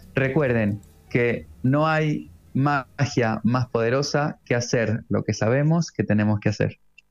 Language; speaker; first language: Spanish; native; Spanish